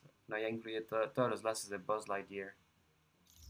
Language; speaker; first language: Spanish; native; Spanish